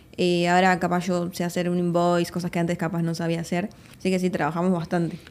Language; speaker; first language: Spanish; native; Spanish